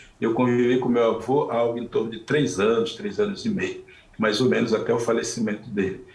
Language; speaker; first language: Portuguese; non-native, local second language; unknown